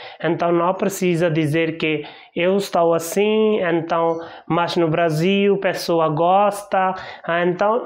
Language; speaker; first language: Portuguese; non-native, learner; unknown